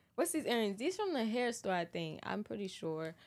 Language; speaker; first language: English; native; English